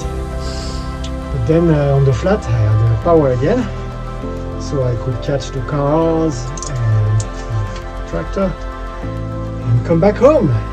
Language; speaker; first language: English; non-native, fluent; French